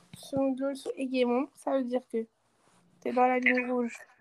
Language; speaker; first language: French; non-native, local second language; Wolof